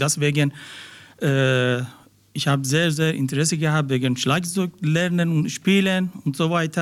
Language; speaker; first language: German; non-native, learner; Persian